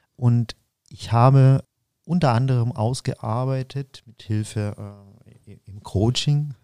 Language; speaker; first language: German; non-native, fluent; Ukrainian